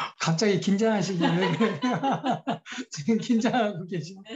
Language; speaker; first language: Korean; native; Korean